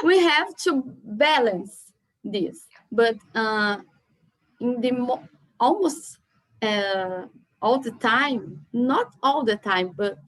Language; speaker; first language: English; non-native, learner; Portuguese